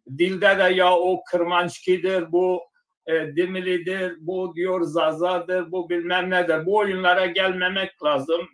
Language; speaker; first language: Turkish; non-native, local second language; Zaza